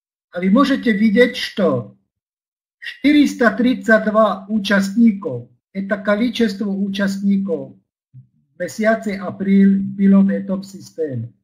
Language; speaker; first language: Russian; non-native, learner; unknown